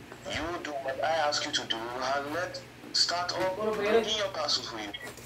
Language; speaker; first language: English; non-native, fluent; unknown